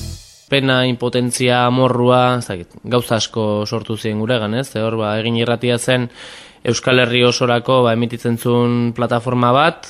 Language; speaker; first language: Basque; native; Basque